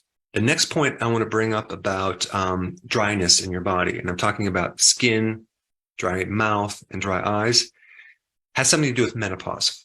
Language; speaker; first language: English; native; English